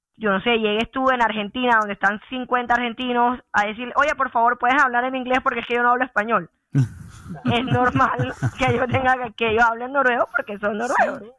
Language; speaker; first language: Spanish; native; Spanish